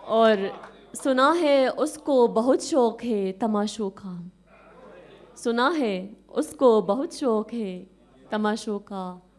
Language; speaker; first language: Urdu; non-native, fluent; Arabic